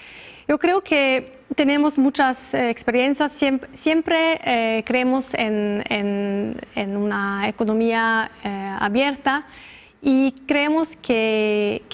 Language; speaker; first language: Spanish; non-native, fluent; Norwegian